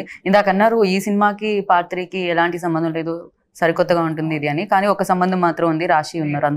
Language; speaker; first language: Telugu; native; Telugu